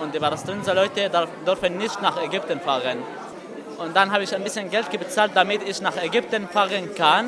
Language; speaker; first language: German; non-native, learner; Arabic